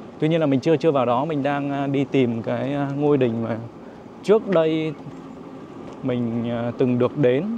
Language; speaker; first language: Vietnamese; native; Vietnamese